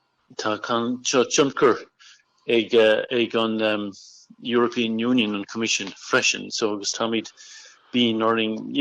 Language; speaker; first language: Irish; non-native, local second language; English